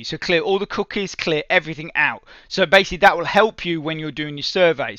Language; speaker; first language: English; native; English